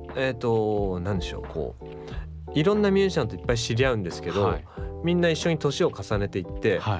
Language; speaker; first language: Japanese; native; Japanese